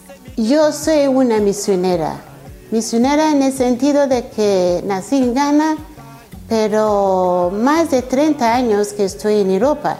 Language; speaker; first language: Spanish; non-native, fluent; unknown